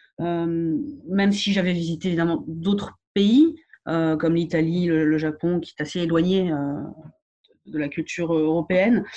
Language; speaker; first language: French; native; French